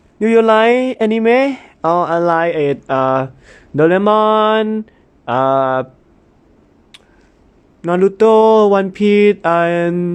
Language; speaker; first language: English; non-native, learner; Thai